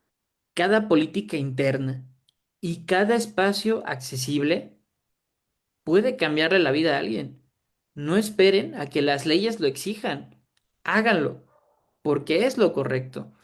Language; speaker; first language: Spanish; native; Spanish